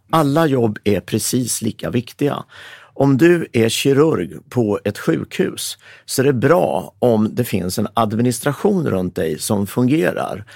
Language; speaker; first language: Swedish; native; Swedish